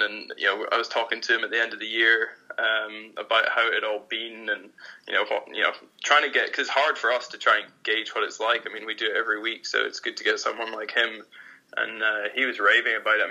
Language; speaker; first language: English; native; English